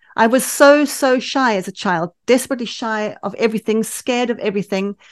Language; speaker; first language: English; native; English